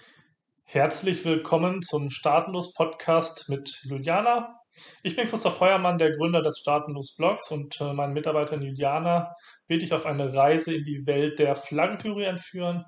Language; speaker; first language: German; native; German